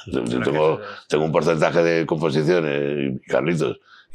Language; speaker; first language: Spanish; native; Spanish